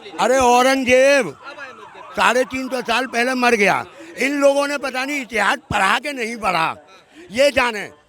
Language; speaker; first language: Hindi; native; Hindi